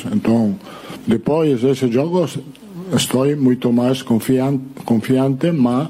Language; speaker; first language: Portuguese; non-native, fluent; Italian